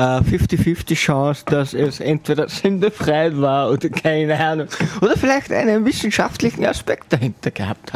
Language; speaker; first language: German; native; German